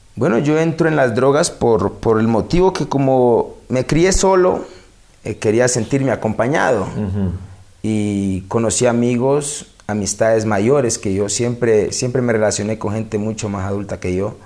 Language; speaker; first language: Spanish; native; Spanish